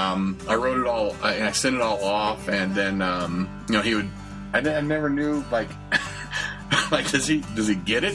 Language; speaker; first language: English; native; English